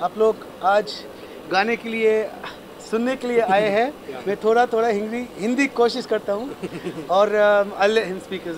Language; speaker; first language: Hindi; non-native, learner; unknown